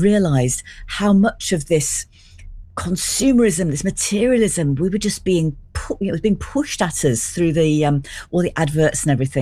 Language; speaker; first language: English; native; English